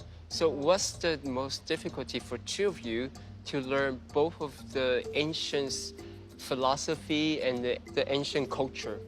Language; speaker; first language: English; non-native, fluent; Chinese